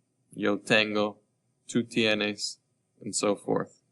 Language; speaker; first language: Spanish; non-native, fluent; English